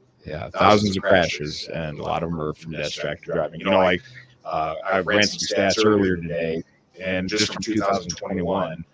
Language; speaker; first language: English; native; English